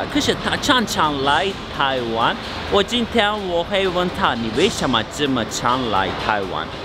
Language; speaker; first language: Chinese; non-native, fluent; Turkish